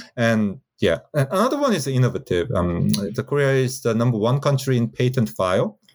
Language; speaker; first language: English; non-native, fluent; Korean